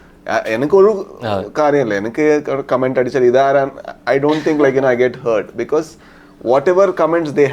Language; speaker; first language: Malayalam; non-native, local second language; Kannada